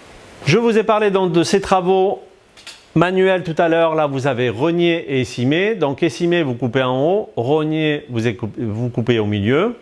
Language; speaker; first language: French; native; French